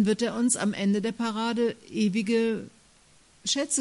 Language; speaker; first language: German; native; German